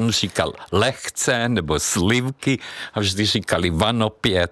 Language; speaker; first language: Czech; non-native, fluent; Hungarian